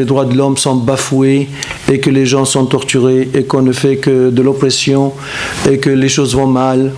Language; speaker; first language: French; non-native, fluent; Arabic